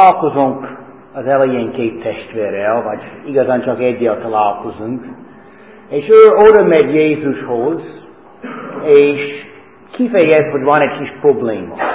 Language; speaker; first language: Hungarian; non-native, fluent; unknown